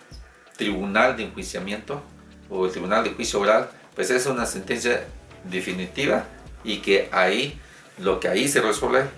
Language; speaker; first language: Spanish; native; Spanish